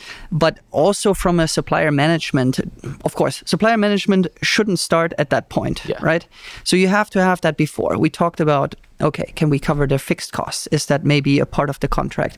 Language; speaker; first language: English; non-native, fluent; German